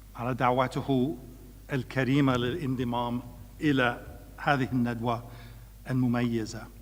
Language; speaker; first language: Arabic; non-native, learner; English